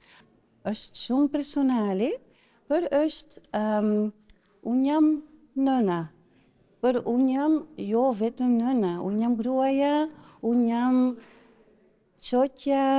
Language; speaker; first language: Albanian; non-native, learner; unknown